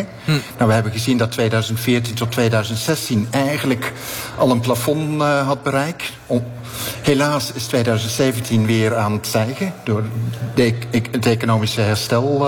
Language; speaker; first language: Dutch; native; Dutch